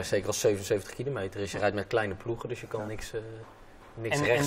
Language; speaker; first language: Dutch; native; Dutch